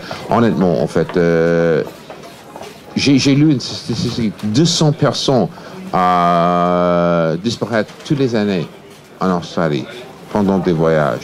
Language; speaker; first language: French; non-native, fluent; English